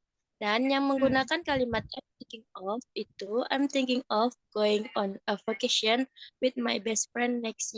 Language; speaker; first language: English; non-native, learner; Indonesian